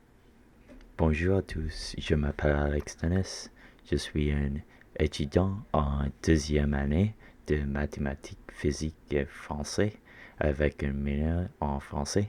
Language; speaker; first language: French; non-native, learner; English